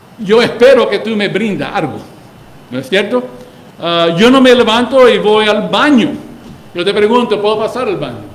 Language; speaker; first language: Spanish; early bilingual, heritage; Spanish